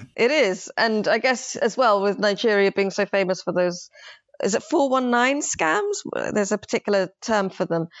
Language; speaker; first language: English; early bilingual, other home language; Somali